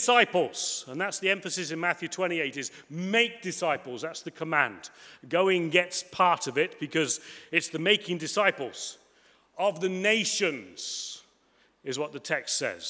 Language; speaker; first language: English; native; English